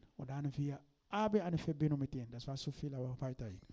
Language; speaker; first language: German; non-native, learner; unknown